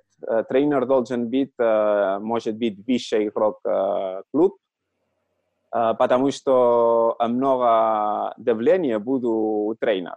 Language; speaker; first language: Russian; non-native, learner; Catalan